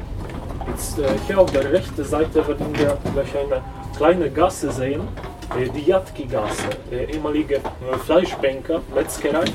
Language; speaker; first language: German; non-native, fluent; Polish